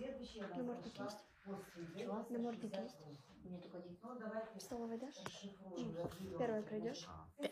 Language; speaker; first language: Russian; native; Russian